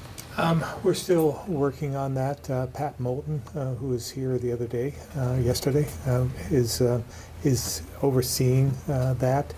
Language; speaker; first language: English; native; English